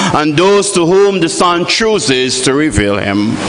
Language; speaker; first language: English; non-native, local second language; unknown